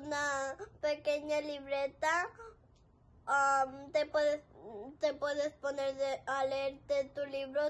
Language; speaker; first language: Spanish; early bilingual, other home language; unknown